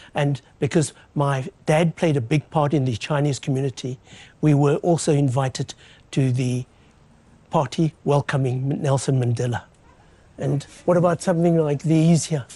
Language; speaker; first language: English; native; English